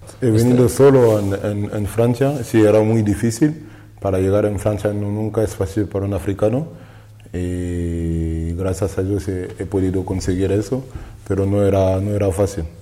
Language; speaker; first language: Spanish; non-native, learner; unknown